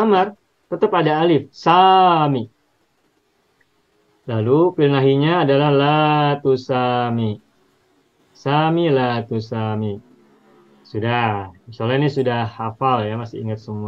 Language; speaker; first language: Indonesian; native; Indonesian